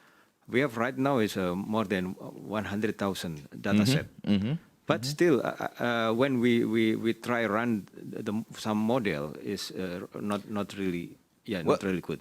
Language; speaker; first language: English; non-native, learner; Indonesian